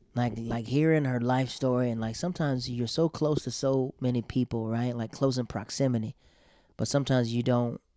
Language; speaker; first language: English; native; English